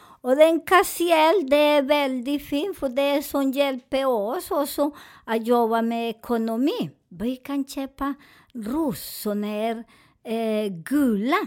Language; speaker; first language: Swedish; non-native, fluent; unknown